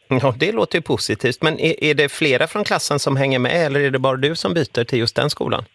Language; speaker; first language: Swedish; native; Swedish